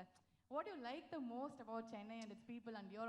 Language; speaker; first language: Tamil; native; Tamil